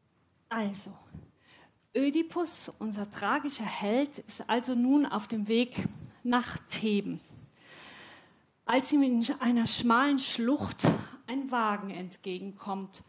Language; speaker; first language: German; native; German